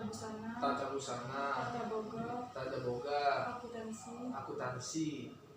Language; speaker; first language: Indonesian; native; Indonesian